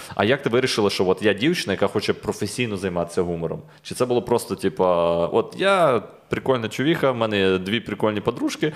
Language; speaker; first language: Ukrainian; native; Ukrainian